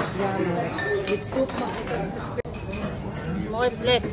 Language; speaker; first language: Dutch; non-native, learner; Filipino